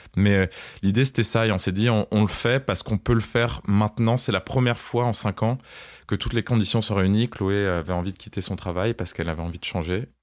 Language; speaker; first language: French; native; French